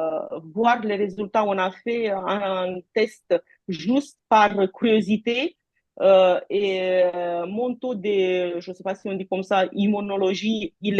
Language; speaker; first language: French; non-native, fluent; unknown